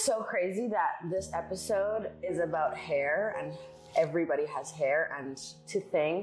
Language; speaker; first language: English; early bilingual, other home language; Persian